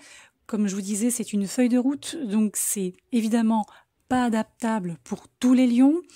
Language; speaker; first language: French; native; French